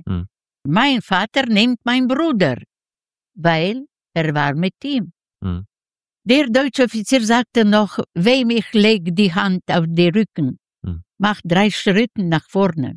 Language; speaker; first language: German; non-native, learner; Russian